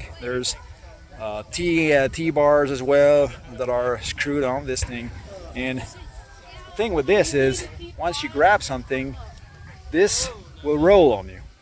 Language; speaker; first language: English; non-native, local second language; French